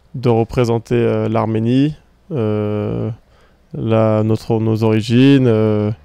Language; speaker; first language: French; native; French